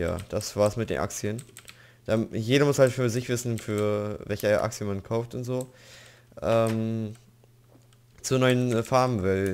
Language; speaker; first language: German; native; German